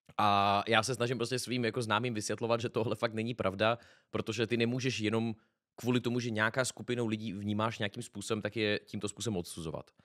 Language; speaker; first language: Czech; native; Czech